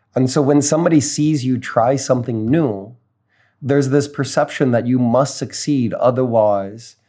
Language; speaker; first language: English; native; English